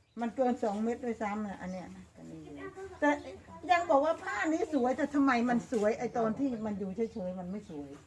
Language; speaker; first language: Thai; native; Thai